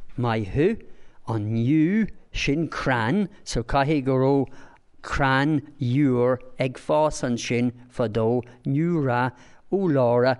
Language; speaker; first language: Irish; non-native, local second language; English